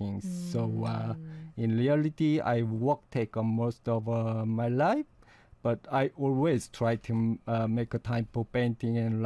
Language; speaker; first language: English; non-native, fluent; Korean